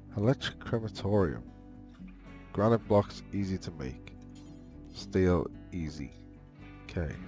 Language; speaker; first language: English; native; English